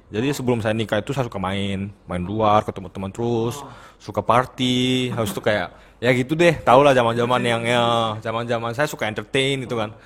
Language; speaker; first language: Indonesian; early bilingual, other home language; Korean